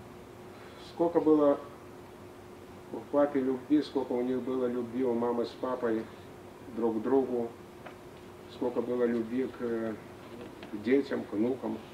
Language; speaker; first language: Russian; native; Russian